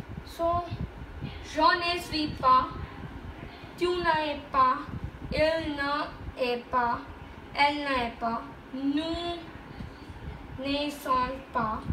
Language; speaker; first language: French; non-native, learner; Gujarati